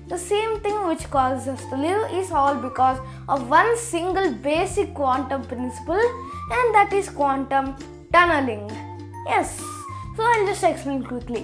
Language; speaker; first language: English; early bilingual, other home language; Telugu